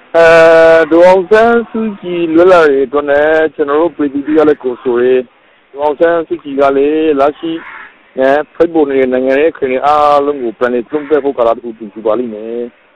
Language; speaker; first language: Burmese; native; Burmese